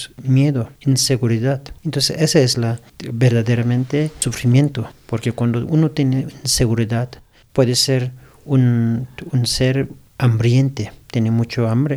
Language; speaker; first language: Spanish; non-native, learner; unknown